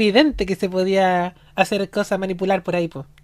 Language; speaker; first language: Spanish; native; Spanish